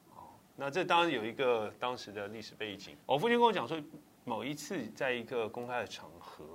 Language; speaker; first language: Chinese; native; Chinese